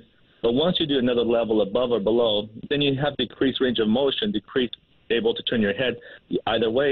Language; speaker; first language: English; native; English